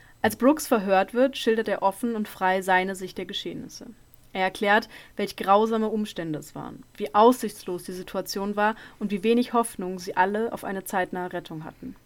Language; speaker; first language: German; native; German